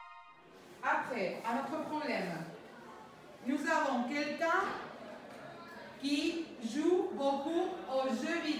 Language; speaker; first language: French; non-native, fluent; Spanish